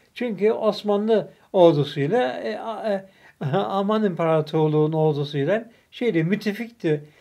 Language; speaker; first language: Turkish; early bilingual, other home language; German